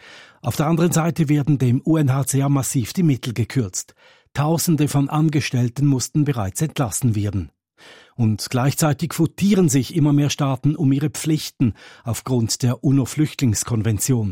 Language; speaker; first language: German; native; German